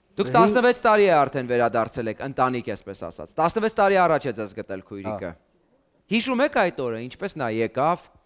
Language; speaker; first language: Armenian; native; Armenian